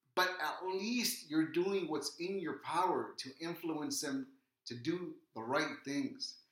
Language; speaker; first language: English; native; English